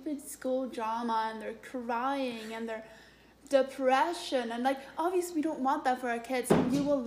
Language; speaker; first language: English; non-native, fluent; Swedish